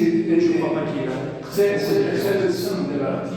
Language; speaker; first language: French; non-native, learner; Portuguese